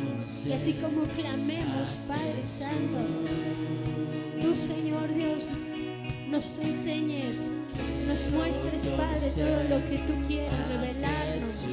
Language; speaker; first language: Spanish; native; Spanish